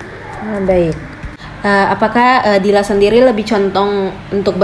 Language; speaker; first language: Indonesian; native; Indonesian